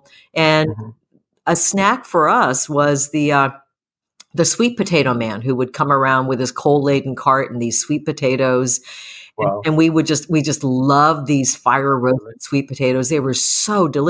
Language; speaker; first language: English; early bilingual, other home language; Japanese